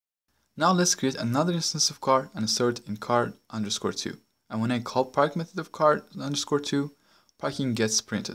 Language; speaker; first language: English; non-native, fluent; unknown